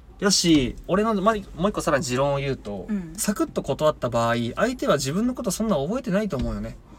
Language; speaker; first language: Japanese; native; Japanese